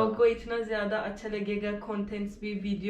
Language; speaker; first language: Hindi; non-native, fluent; Turkish